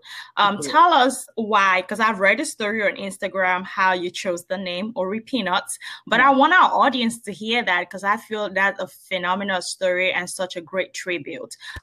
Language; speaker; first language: English; non-native, local second language; Yoruba